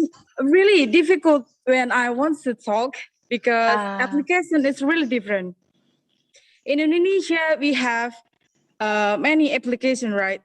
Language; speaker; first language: English; non-native, learner; Indonesian